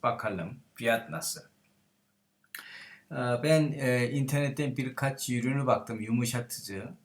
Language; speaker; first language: Turkish; non-native, learner; Korean